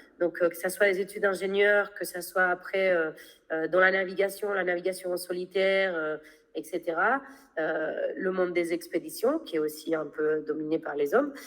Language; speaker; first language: French; non-native, fluent; Spanish